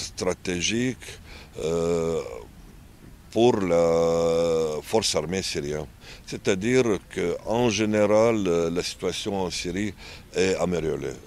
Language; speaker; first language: French; non-native, learner; Arabic